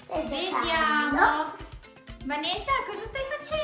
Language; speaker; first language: Italian; native; Italian